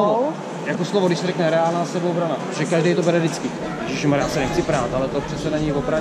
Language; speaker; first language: Czech; native; Czech